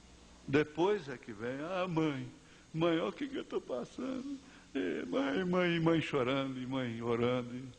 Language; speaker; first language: Portuguese; native; Portuguese